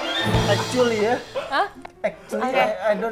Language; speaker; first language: English; non-native, learner; Indonesian